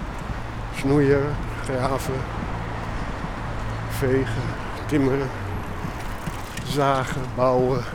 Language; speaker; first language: Dutch; native; Dutch